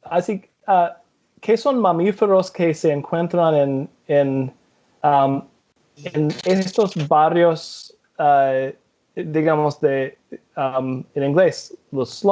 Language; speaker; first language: Spanish; non-native, fluent; English